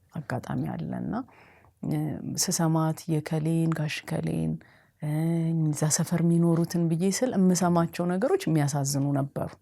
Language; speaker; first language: Amharic; native; Amharic